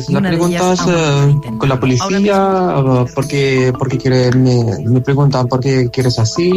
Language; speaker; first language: Spanish; non-native, learner; Arabic